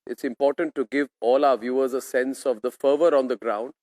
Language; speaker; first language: English; non-native, local second language; Hindi